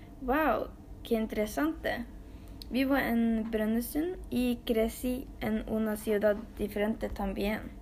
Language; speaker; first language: Spanish; non-native, learner; Norwegian